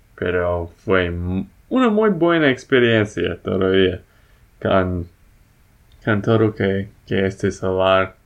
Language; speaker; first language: Spanish; non-native, fluent; English